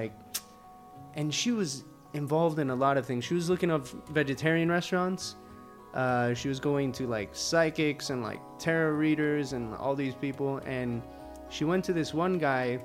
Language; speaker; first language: English; early bilingual, other home language; Spanish